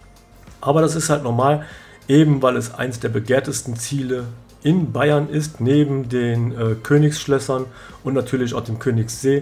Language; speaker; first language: German; native; German